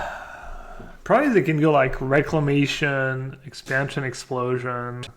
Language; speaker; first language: English; non-native, fluent; French